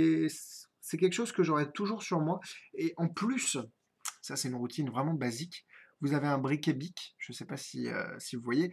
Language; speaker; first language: French; native; French